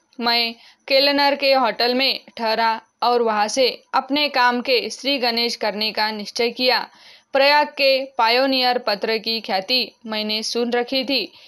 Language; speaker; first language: Hindi; non-native, local second language; Marathi